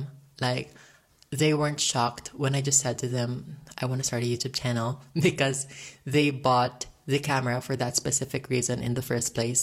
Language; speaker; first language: English; non-native, local second language; Cebuano